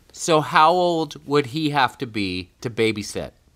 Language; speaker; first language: English; native; English